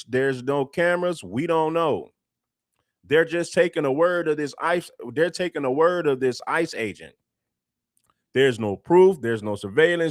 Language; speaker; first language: English; native; English